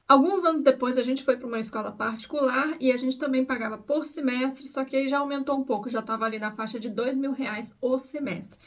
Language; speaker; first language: Portuguese; early bilingual, heritage; Portuguese